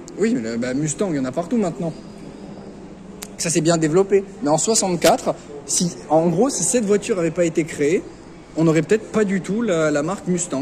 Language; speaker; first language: French; native; French